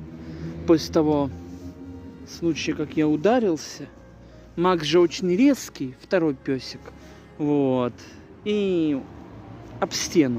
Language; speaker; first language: Russian; native; Russian